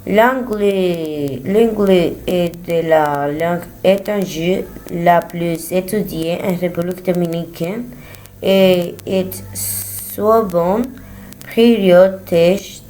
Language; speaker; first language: French; non-native, learner; Spanish